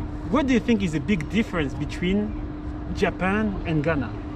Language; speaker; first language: English; non-native, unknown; French